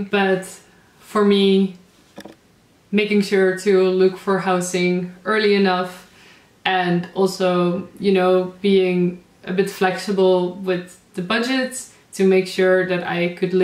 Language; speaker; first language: English; non-native, fluent; Dutch